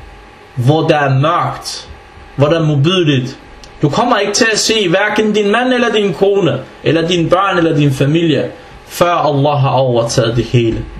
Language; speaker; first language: Danish; non-native, fluent; Arabic